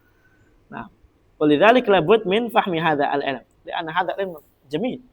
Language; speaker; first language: Arabic; non-native, fluent; Indonesian